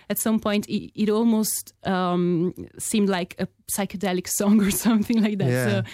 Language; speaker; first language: English; non-native, fluent; Italian